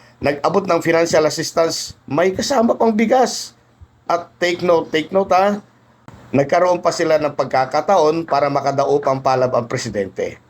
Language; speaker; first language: Filipino; native; Filipino